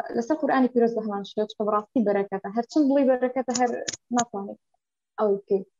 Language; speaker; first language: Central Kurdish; non-native, local second language; Kurdish